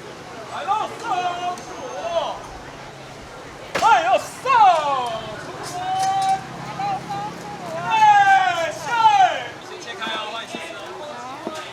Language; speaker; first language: Chinese; native; Chinese